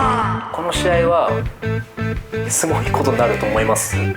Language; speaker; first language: Japanese; native; Japanese